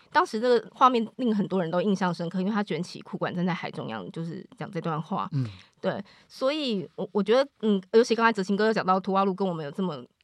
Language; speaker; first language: Chinese; native; Chinese